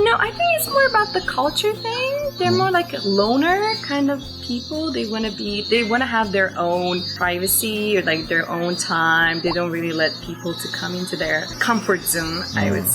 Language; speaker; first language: English; non-native, fluent; Persian